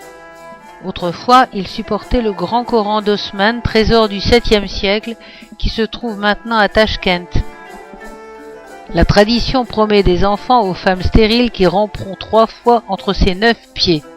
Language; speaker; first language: French; native; French